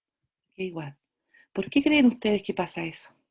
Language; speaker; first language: Spanish; native; Spanish